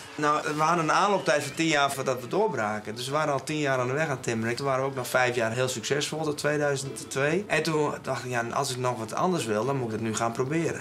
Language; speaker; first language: Dutch; non-native, local second language; Western Frisian